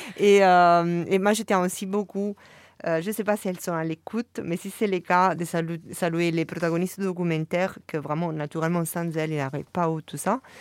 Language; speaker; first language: French; non-native, fluent; Italian